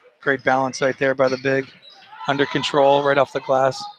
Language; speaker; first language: English; native; English